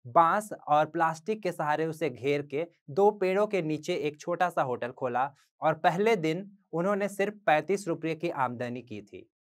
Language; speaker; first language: Hindi; native; Hindi